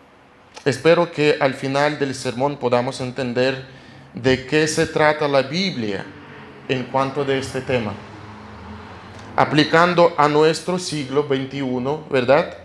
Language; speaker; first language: Spanish; non-native, fluent; Russian